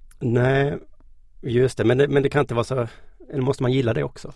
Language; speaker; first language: Swedish; native; Swedish